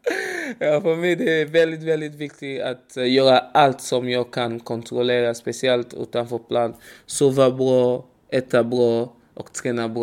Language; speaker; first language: Swedish; non-native, learner; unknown